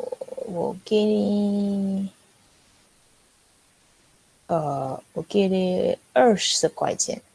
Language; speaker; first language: Chinese; non-native, learner; Indonesian